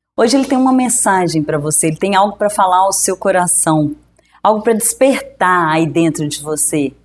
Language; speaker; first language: Portuguese; native; Portuguese